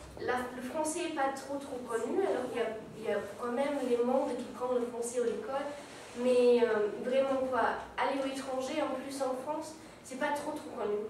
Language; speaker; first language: French; non-native, learner; German